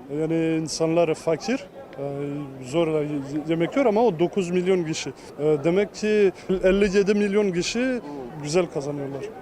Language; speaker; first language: Turkish; early bilingual, heritage; Turkish